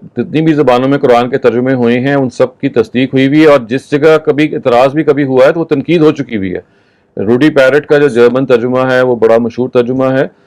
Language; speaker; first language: Urdu; native; Urdu